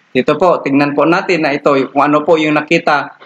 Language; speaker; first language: Filipino; non-native, local second language; Iloko